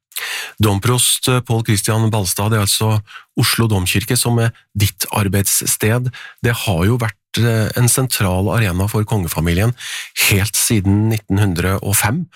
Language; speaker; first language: Norwegian; native; Norwegian